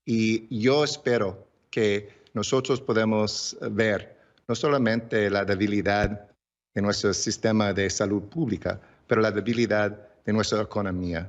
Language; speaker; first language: Spanish; early bilingual, heritage; English